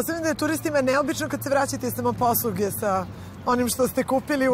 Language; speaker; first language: Serbian; native; Serbian